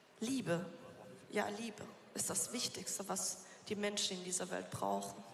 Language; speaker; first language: German; non-native, fluent; Persian